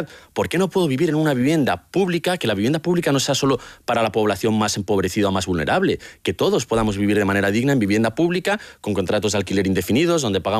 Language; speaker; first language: Spanish; native; Spanish